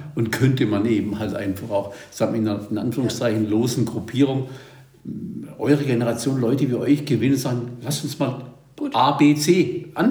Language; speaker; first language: German; native; German